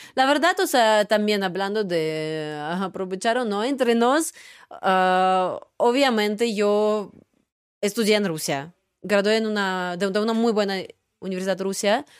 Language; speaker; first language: Spanish; non-native, fluent; Russian